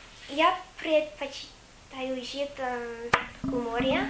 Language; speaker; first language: Russian; non-native, learner; English